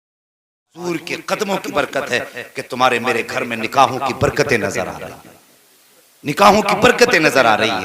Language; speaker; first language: Hindi; native; Hindi